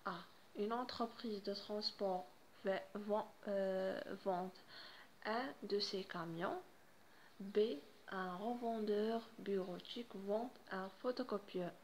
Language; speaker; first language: French; non-native, local second language; Arabic